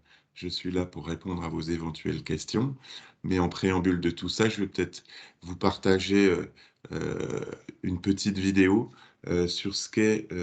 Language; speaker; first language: French; native; French